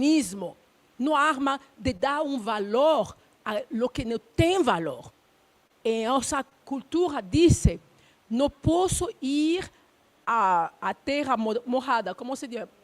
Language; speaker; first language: Portuguese; non-native, learner; Luba-Lulua